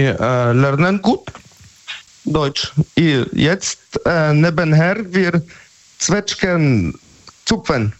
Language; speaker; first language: German; non-native, learner; Polish